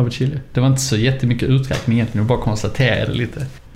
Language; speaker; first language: Swedish; native; Swedish